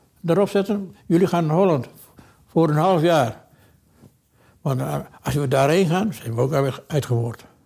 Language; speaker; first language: Dutch; early bilingual, other home language; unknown